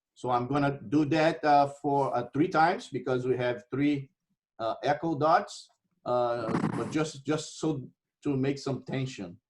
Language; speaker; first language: English; non-native, fluent; Portuguese